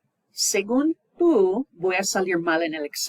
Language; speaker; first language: Spanish; non-native, fluent; English